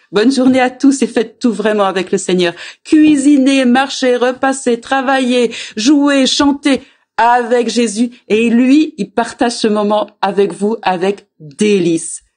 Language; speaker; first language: French; native; French